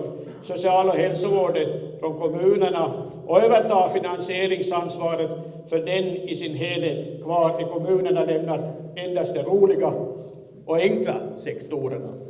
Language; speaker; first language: Swedish; native; Swedish